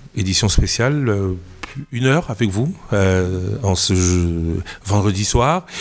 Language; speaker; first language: French; non-native, local second language; Lingala